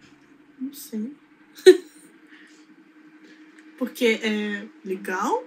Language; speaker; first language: Portuguese; non-native, learner; Russian